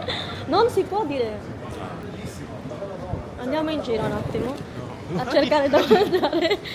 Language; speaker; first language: Italian; non-native, fluent; Filipino